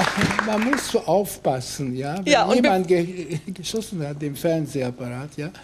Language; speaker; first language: German; non-native, fluent; Hungarian